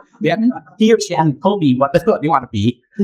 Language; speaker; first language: English; native; English